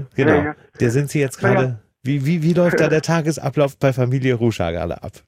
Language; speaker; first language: German; native; German